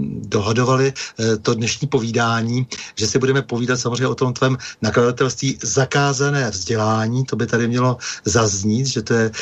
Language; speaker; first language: Czech; native; Czech